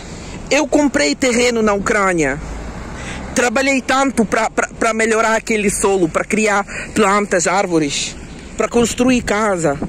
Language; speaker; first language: Portuguese; non-native, fluent; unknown